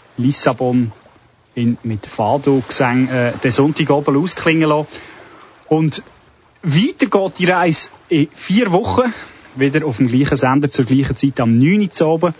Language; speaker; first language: German; native; German